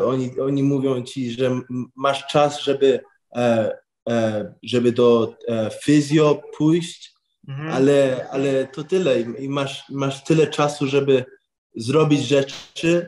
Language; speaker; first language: Polish; early bilingual, heritage; English